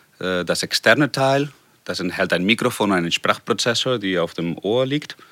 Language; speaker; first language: German; non-native, fluent; Spanish